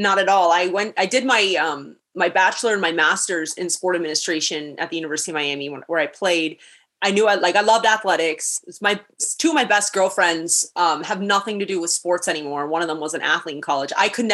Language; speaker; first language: English; native; English